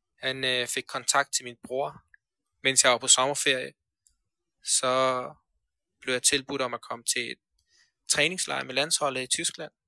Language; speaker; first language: Danish; early bilingual, other home language; Persian